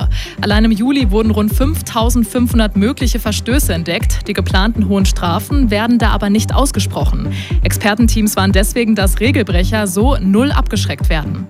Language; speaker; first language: German; native; German